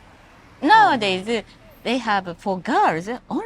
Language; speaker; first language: English; non-native, learner; Japanese